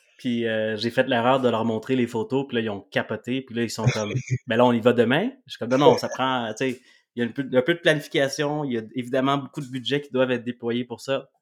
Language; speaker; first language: French; native; French